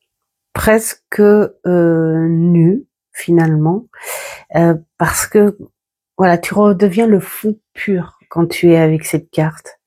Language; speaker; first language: French; native; French